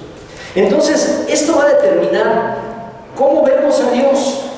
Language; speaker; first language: Spanish; native; Spanish